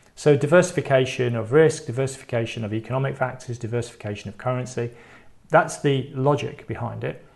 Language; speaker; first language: English; native; English